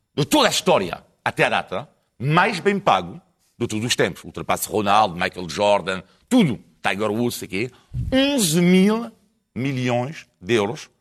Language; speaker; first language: Portuguese; non-native, fluent; French